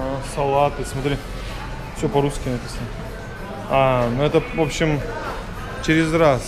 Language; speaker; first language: Russian; native; Russian